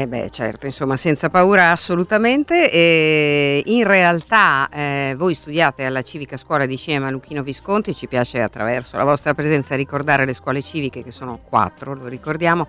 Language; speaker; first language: Italian; native; Italian